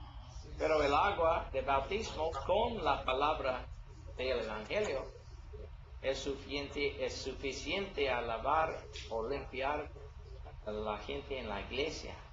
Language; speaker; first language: Spanish; non-native, learner; English